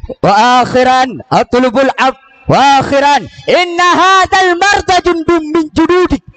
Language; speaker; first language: Arabic; non-native, learner; Achinese